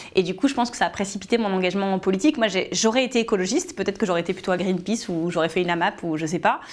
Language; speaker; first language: French; native; French